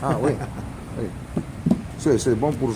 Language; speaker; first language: French; non-native, learner; Italian